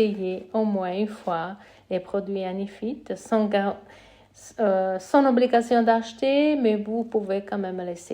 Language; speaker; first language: French; non-native, fluent; Italian